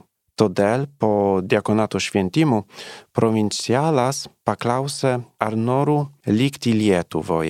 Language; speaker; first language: Lithuanian; non-native, learner; Polish